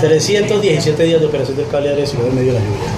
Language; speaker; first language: Spanish; native; Spanish